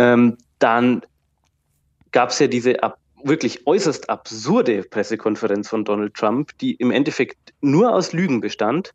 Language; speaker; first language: German; native; German